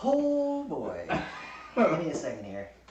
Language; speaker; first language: English; native; English